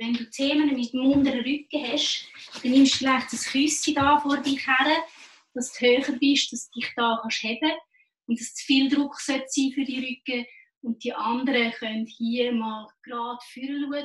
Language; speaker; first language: German; native; German